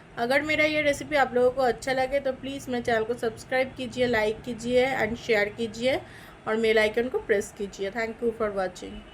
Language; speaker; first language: Hindi; non-native, local second language; Bangla